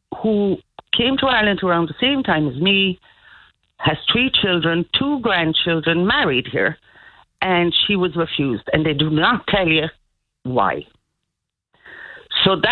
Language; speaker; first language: English; non-native, fluent; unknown